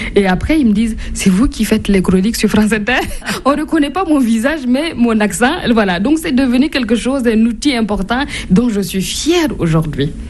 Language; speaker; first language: French; non-native, local second language; Mossi